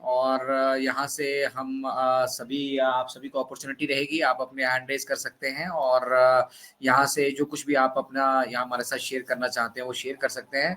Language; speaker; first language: Hindi; native; Hindi